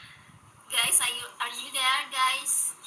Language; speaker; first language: English; non-native, learner; Indonesian